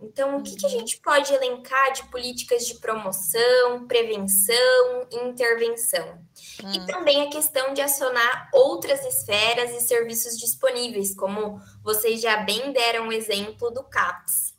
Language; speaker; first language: Portuguese; native; Portuguese